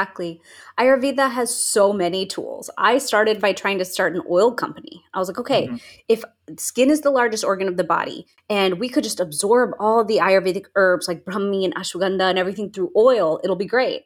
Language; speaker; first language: English; native; English